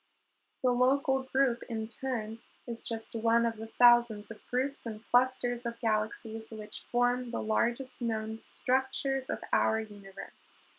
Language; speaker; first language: English; native; English